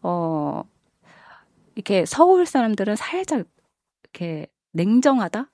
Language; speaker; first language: Korean; native; Korean